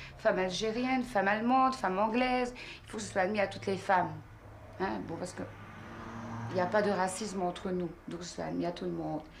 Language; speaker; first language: French; native; French